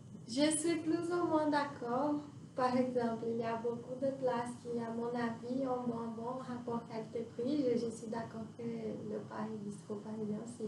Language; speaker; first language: French; non-native, fluent; Portuguese